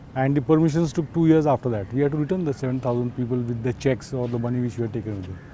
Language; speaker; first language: English; non-native, local second language; Marathi